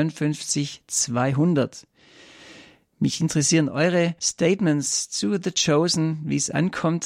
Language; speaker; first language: German; native; German